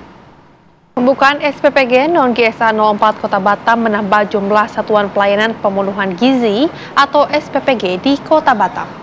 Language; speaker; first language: Indonesian; native; Indonesian